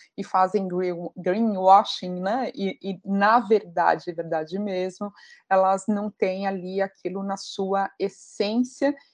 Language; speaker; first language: Portuguese; native; Portuguese